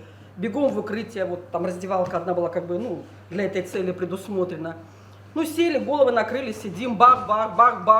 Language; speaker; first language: Russian; native; Russian